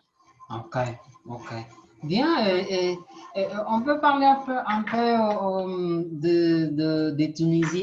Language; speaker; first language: French; non-native, learner; Portuguese